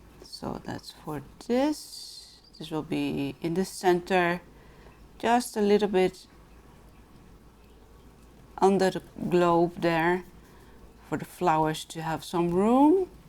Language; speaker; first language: English; non-native, fluent; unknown